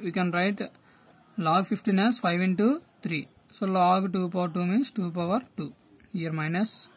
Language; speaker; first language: English; non-native, local second language; Telugu